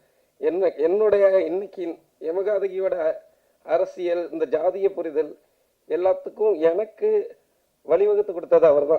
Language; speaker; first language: Tamil; native; Tamil